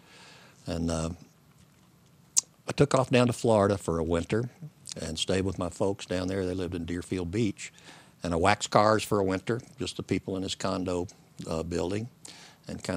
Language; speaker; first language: English; native; English